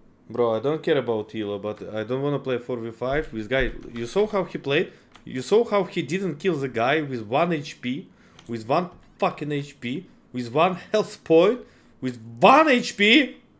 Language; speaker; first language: English; non-native, fluent; Russian